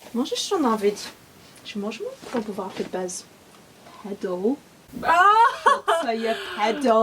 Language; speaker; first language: Ukrainian; early bilingual, heritage; English